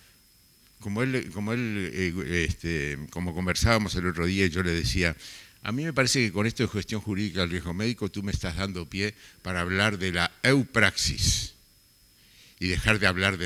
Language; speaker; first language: Spanish; native; Spanish